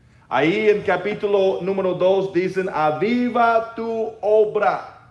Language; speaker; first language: Spanish; non-native, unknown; English